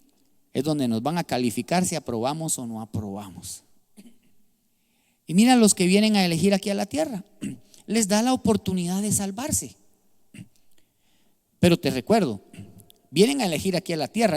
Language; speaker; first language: Spanish; native; Spanish